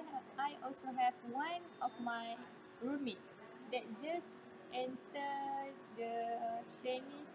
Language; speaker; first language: English; non-native, local second language; Malay